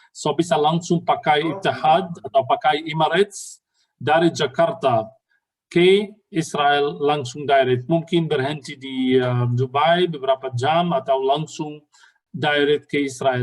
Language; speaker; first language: Indonesian; non-native, fluent; Arabic